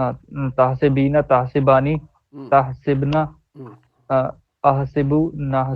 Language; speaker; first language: Arabic; non-native, learner; Urdu